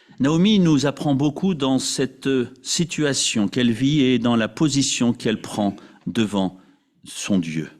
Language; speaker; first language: French; native; French